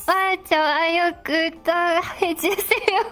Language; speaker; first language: Korean; non-native, learner; Japanese